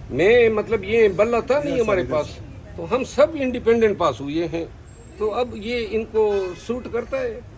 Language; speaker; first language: Urdu; non-native, local second language; Pashto